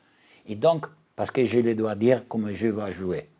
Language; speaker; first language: French; non-native, learner; Italian